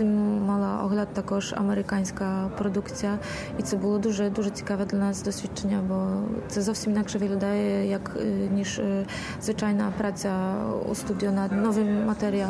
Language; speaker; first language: Ukrainian; early bilingual, heritage; Ukrainian